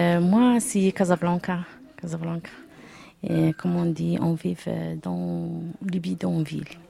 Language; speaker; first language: French; non-native, learner; Arabic